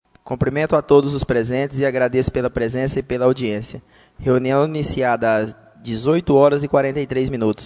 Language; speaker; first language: Portuguese; native; Portuguese